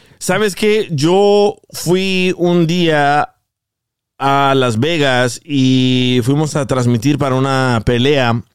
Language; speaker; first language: Spanish; native; Spanish